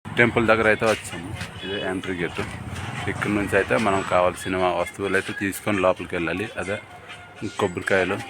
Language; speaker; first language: Telugu; non-native, local second language; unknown